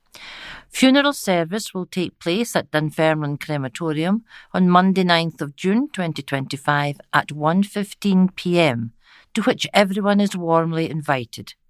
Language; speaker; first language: English; native; English